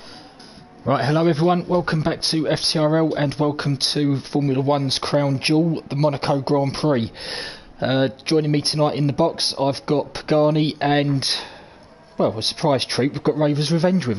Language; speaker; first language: English; native; English